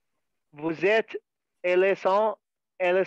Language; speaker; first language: French; non-native, learner; Arabic